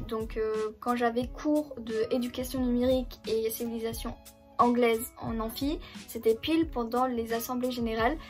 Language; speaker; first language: French; early bilingual, other home language; German